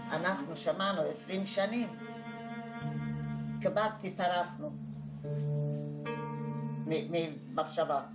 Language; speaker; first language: Hebrew; non-native, fluent; Hungarian